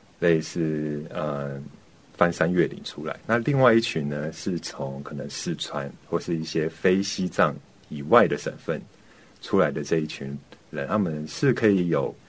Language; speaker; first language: Chinese; native; Chinese